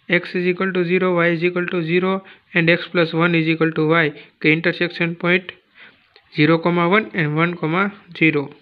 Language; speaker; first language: Hindi; non-native, local second language; Gujarati